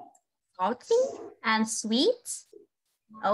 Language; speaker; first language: English; non-native, fluent; Vietnamese